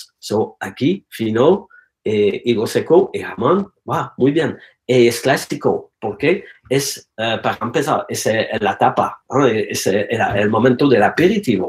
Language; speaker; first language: Spanish; non-native, learner; French